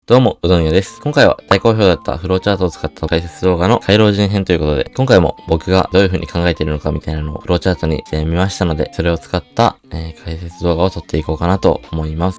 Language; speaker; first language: Japanese; native; Japanese